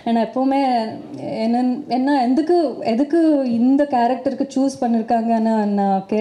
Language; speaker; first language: Tamil; non-native, local second language; Kannada